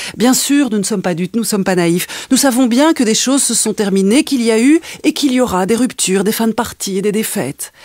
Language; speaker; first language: French; native; French